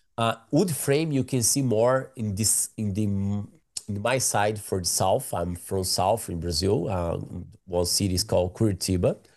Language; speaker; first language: English; non-native, learner; Portuguese